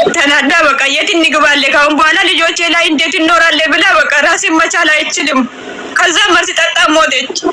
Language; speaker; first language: Amharic; non-native, local second language; Oromo